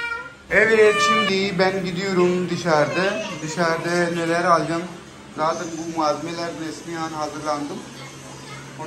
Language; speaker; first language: Turkish; non-native, learner; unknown